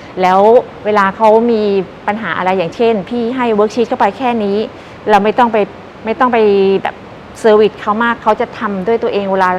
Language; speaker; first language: Thai; native; Thai